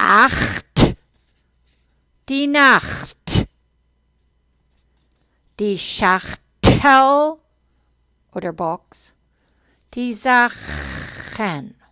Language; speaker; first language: German; non-native, fluent; English